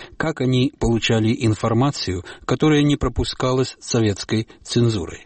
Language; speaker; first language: Russian; non-native, fluent; Italian